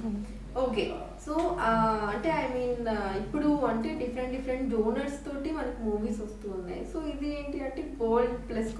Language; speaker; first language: Telugu; native; Telugu